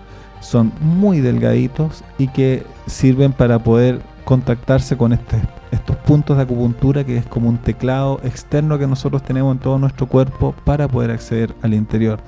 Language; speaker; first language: Spanish; native; Spanish